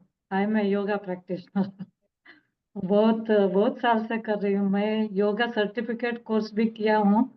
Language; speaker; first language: Hindi; non-native, local second language; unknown